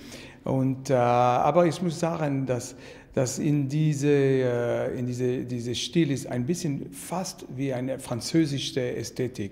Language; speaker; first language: German; non-native, learner; French